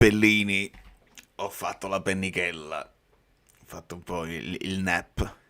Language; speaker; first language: Italian; native; Italian